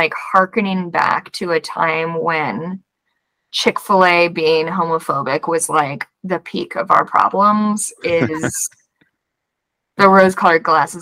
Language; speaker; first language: English; native; English